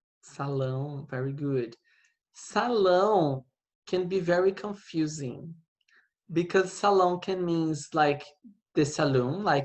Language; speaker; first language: English; non-native, fluent; Portuguese